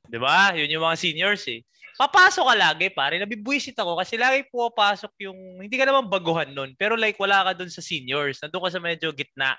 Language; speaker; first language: Filipino; native; Filipino